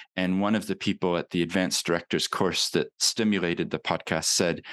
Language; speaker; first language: English; native; English